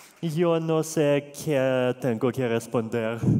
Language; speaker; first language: Spanish; non-native, learner; Russian